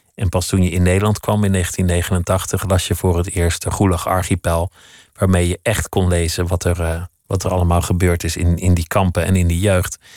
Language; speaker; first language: Dutch; native; Dutch